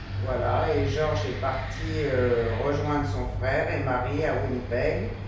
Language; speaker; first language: French; native; French